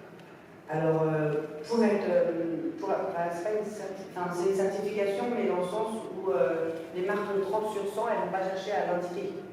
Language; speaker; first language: French; native; French